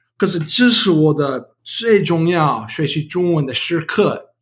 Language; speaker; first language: Chinese; non-native, learner; English